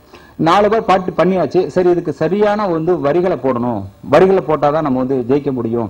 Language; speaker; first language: Tamil; native; Tamil